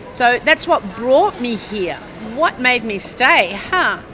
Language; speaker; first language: English; native; English